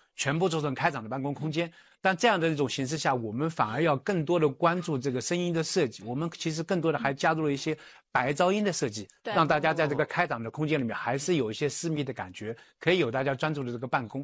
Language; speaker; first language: Chinese; native; Chinese